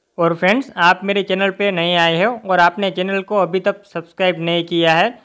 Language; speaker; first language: Hindi; native; Hindi